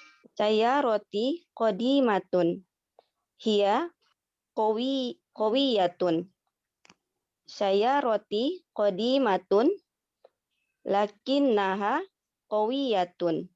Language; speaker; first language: Arabic; non-native, learner; Indonesian